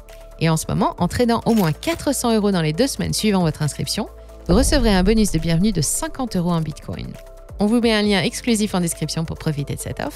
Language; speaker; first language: French; native; French